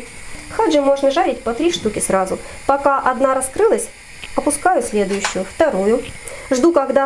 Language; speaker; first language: Russian; native; Russian